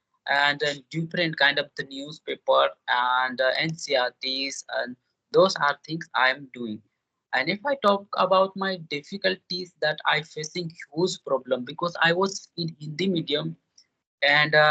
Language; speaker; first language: English; non-native, learner; Hindi